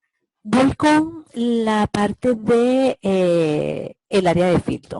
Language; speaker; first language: Spanish; native; Spanish